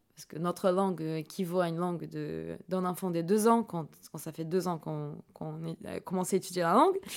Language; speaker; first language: French; non-native, fluent; Portuguese